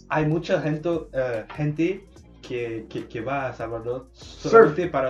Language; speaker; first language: Spanish; non-native, learner; English